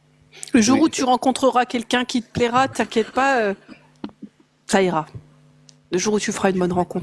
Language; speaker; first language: French; native; French